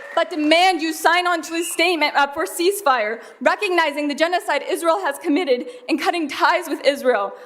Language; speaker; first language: English; early bilingual, other home language; Arabic